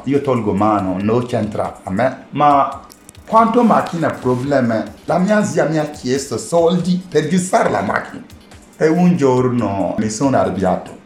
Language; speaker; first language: Italian; non-native, learner; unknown